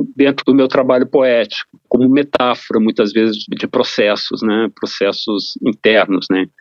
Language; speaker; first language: Portuguese; native; Portuguese